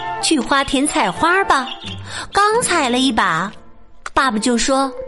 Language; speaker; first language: Chinese; native; Chinese